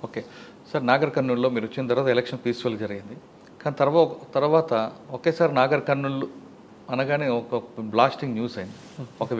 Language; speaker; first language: Telugu; native; Telugu